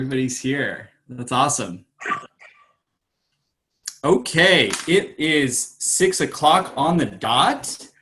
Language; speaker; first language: English; native; English